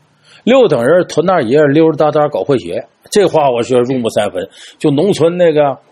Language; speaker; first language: Chinese; native; Chinese